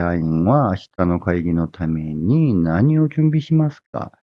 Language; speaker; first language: Japanese; non-native, fluent; Korean